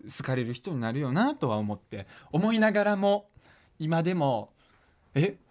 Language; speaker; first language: Japanese; early bilingual, other home language; Russian